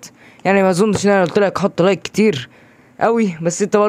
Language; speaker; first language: Arabic; native; Arabic